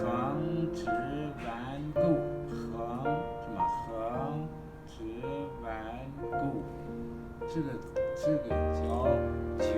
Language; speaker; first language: Chinese; non-native, fluent; Kazakh